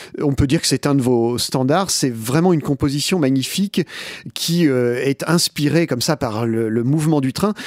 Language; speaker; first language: French; native; French